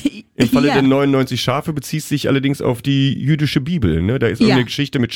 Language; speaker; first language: German; native; German